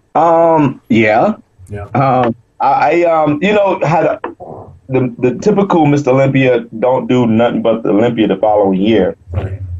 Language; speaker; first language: English; native; English